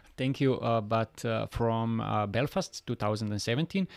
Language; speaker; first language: English; non-native, learner; Bosnian